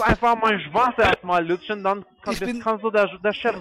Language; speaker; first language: German; non-native, fluent; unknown